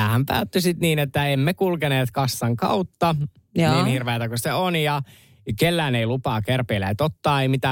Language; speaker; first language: Finnish; native; Finnish